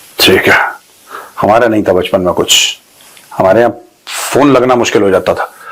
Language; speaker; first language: Hindi; native; Hindi